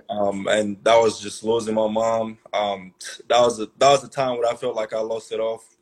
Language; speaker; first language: English; early bilingual, other home language; Portuguese